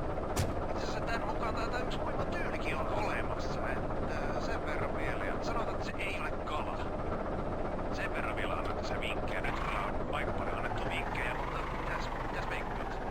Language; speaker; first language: Finnish; native; Finnish